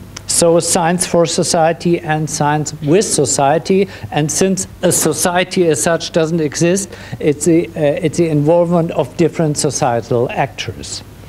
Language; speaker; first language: English; non-native, fluent; German